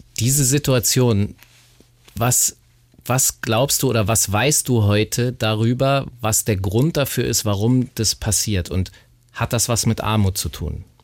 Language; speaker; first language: German; native; German